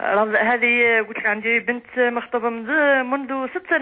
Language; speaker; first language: Arabic; native; Arabic